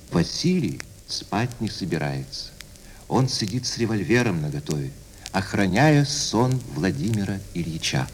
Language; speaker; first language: Russian; native; Russian